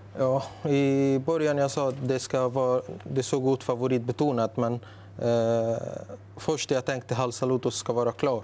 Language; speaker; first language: Swedish; non-native, learner; Arabic